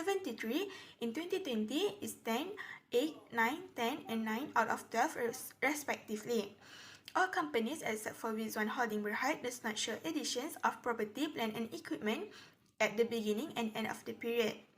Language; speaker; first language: English; non-native, local second language; Malay